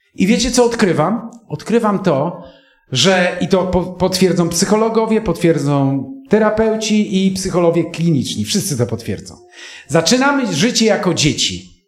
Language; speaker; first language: Polish; native; Polish